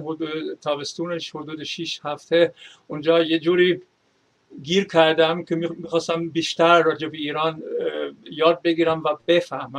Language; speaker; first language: Persian; non-native, fluent; German